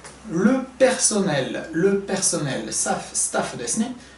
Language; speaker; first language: Japanese; non-native, fluent; French